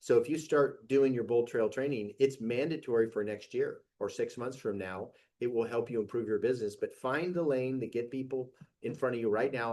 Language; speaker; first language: English; native; English